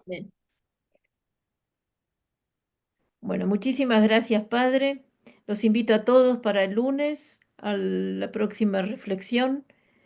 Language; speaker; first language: Spanish; native; Spanish